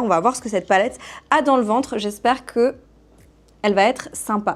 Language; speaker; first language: French; native; French